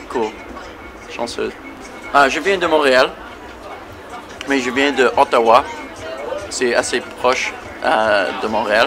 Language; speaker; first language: French; non-native, local second language; English